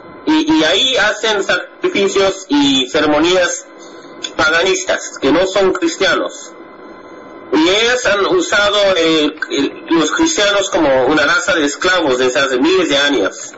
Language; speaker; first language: Spanish; non-native, fluent; English